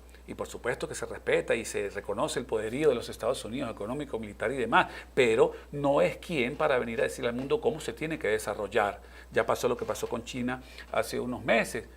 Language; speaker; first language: Spanish; native; Spanish